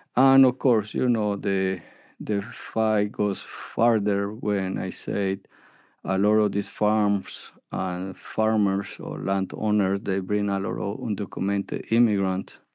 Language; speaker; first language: English; non-native, fluent; Spanish